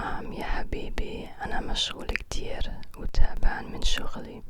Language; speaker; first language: Arabic; non-native, learner; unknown